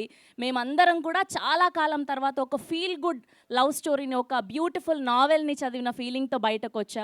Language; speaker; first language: Telugu; native; Telugu